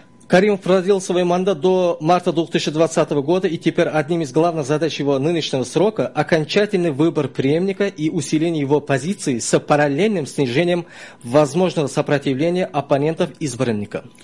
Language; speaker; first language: Russian; non-native, local second language; Uzbek